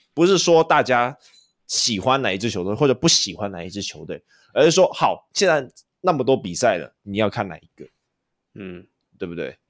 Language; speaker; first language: Chinese; non-native, local second language; Cantonese